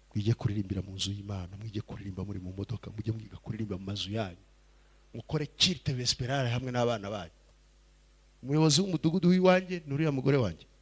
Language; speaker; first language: Kinyarwanda; early bilingual, heritage; Kinyarwanda